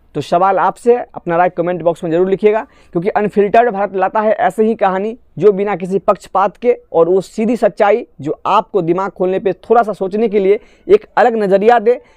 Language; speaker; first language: Hindi; non-native, local second language; Assamese